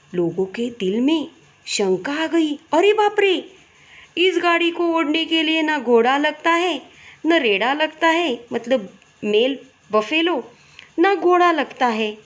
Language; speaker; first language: Hindi; non-native, local second language; Marathi